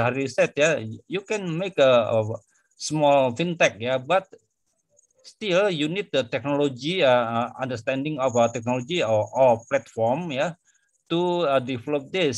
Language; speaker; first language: English; non-native, fluent; Indonesian